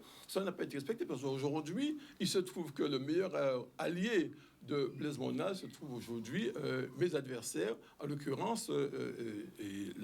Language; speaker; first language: French; native; French